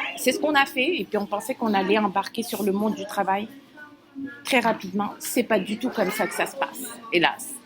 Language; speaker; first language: French; non-native, local second language; Kabyle